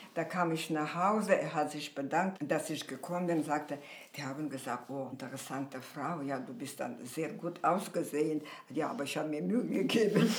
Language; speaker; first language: German; non-native, fluent; Armenian